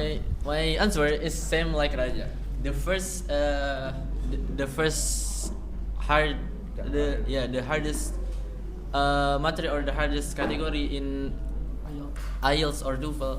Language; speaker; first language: English; non-native, learner; Indonesian